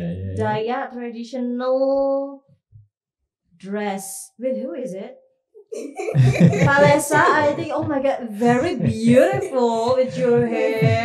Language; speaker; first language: English; non-native, fluent; Indonesian